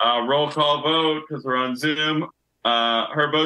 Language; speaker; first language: English; native; English